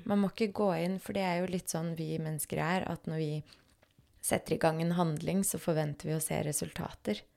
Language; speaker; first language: Norwegian; early bilingual, other home language; Polish